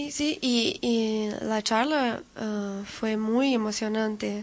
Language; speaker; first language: Spanish; non-native, learner; Portuguese